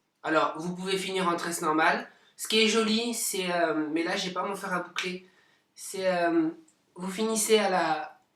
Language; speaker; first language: French; native; French